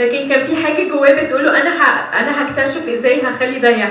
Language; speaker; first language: Arabic; native; Arabic